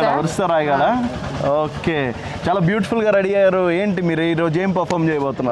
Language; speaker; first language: Telugu; native; Telugu